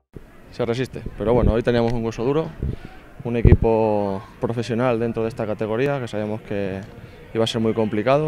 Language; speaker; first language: Spanish; native; Spanish